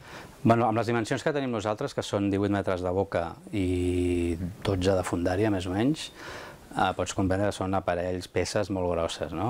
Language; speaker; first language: Catalan; native; Catalan